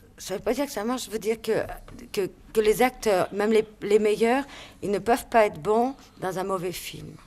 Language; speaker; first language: French; native; French